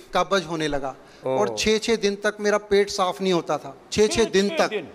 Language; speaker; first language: Hindi; native; Hindi